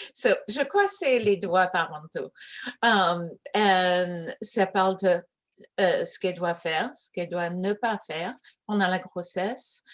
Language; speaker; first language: French; early bilingual, heritage; English